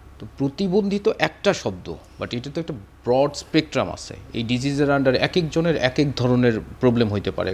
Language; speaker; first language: Bangla; native; Bangla